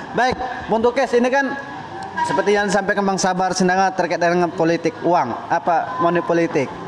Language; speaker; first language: Indonesian; native; Indonesian